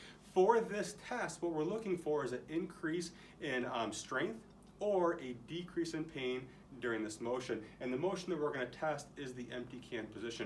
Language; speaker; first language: English; native; English